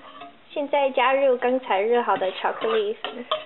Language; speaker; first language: Chinese; early bilingual, heritage; Chinese